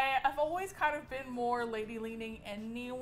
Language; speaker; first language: English; native; English